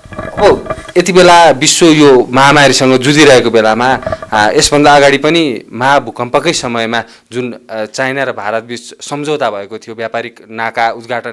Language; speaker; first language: Nepali; native; Nepali